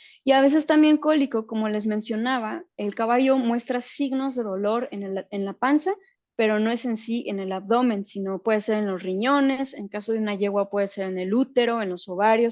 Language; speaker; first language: Spanish; native; Spanish